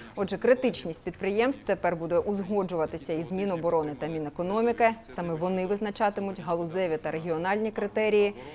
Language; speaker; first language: Ukrainian; native; Ukrainian